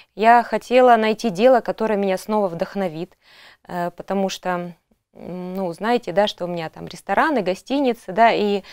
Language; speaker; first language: Russian; native; Russian